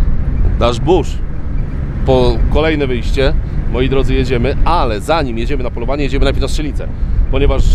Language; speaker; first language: Polish; native; Polish